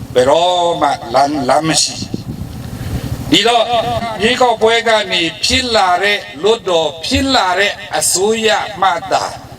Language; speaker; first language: Burmese; non-native, local second language; Pa'o Karen